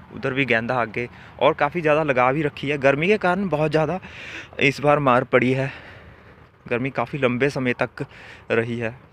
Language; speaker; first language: Hindi; native; Hindi